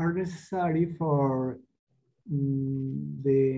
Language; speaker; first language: English; non-native, learner; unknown